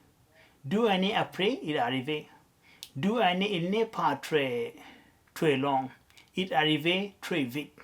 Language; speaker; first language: French; non-native, learner; Arabic